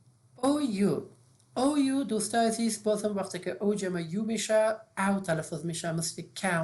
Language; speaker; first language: Persian; native; Persian